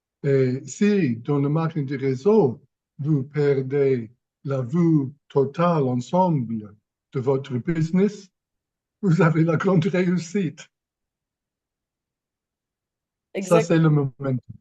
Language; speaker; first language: French; non-native, fluent; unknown